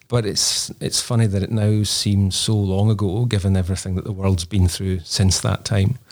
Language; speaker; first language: English; native; English